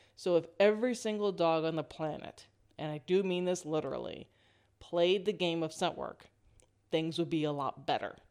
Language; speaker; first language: English; native; English